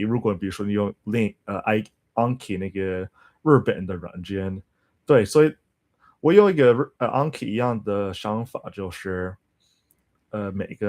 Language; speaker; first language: Chinese; non-native, learner; English